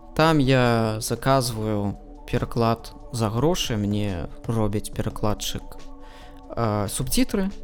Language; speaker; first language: Belarusian; non-native, local second language; Russian